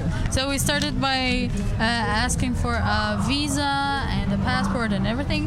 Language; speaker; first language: English; non-native, fluent; Arabic